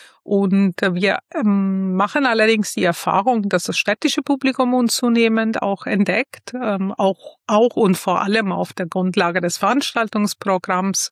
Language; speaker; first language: German; non-native, fluent; Italian